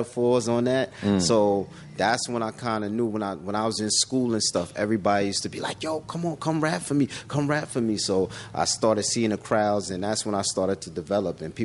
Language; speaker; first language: English; native; English